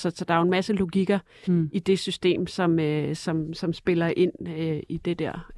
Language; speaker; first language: Danish; native; Danish